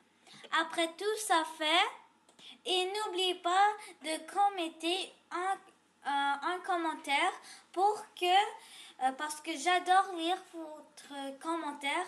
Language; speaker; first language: French; non-native, local second language; English